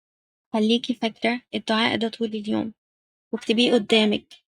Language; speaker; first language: Arabic; native; Arabic